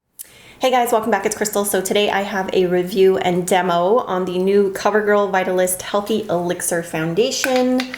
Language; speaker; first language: English; native; English